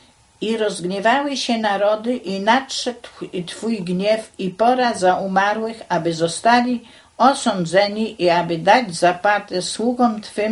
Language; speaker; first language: Polish; native; Polish